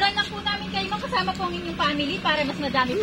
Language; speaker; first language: Filipino; native; Filipino